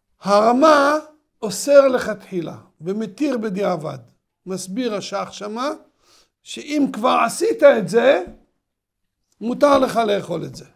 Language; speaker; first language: Hebrew; native; Hebrew